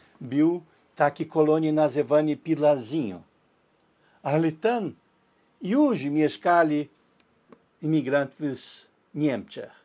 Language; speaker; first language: Polish; early bilingual, heritage; Portuguese